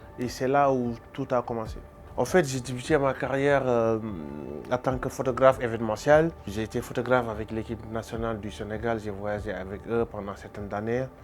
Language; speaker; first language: French; non-native, local second language; Wolof